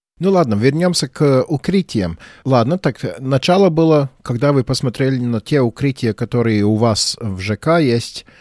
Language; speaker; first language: Russian; non-native, local second language; Latvian